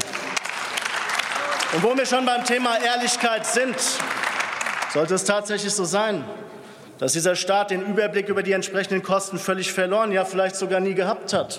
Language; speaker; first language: German; native; German